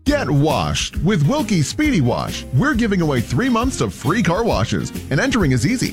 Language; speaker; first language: English; native; English